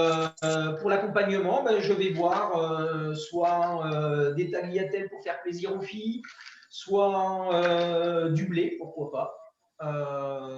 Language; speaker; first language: French; native; French